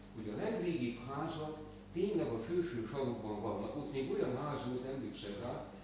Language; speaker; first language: Hungarian; native; Hungarian